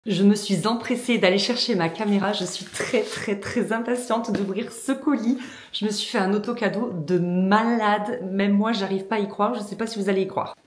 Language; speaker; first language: French; native; French